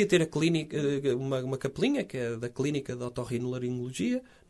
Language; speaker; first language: Portuguese; native; Portuguese